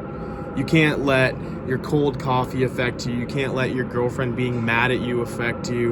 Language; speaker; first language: English; native; English